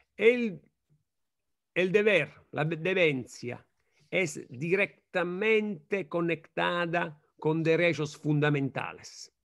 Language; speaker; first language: Spanish; non-native, fluent; Italian